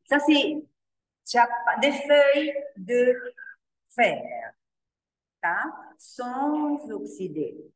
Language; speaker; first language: French; non-native, learner; Spanish